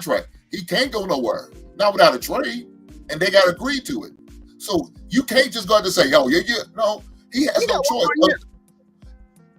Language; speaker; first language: English; native; English